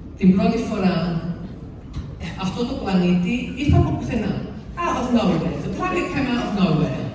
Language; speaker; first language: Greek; early bilingual, heritage; Greek